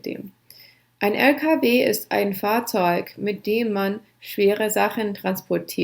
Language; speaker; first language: German; non-native, fluent; English